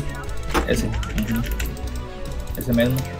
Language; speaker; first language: Spanish; native; Spanish